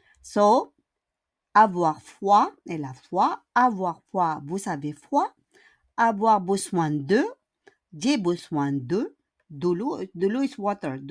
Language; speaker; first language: French; non-native, fluent; Filipino